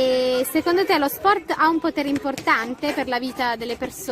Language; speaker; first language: Italian; native; Italian